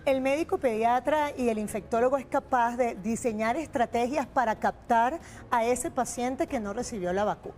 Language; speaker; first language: Spanish; native; Spanish